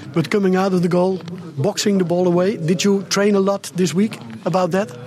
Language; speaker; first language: English; non-native, fluent; Dutch